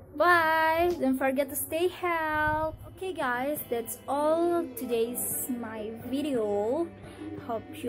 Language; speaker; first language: English; non-native, learner; Indonesian